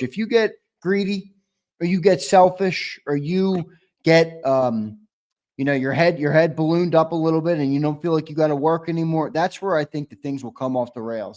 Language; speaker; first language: English; native; English